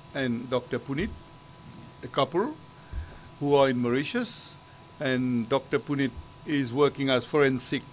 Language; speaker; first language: English; non-native, local second language; Morisyen